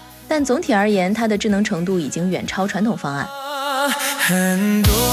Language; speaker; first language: Chinese; native; Chinese